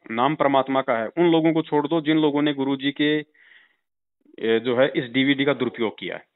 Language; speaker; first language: Hindi; native; Hindi